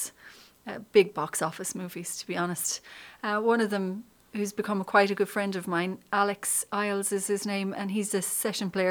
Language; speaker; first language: English; native; English